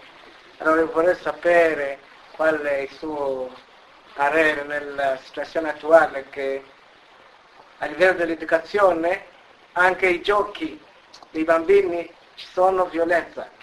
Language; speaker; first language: Italian; non-native, learner; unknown